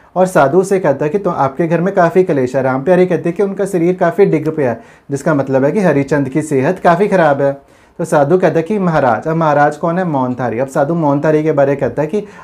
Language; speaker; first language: Hindi; non-native, local second language; Punjabi